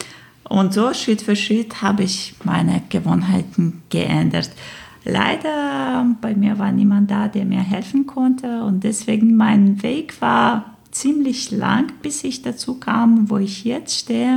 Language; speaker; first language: German; non-native, fluent; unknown